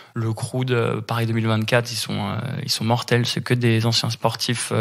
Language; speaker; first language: French; native; French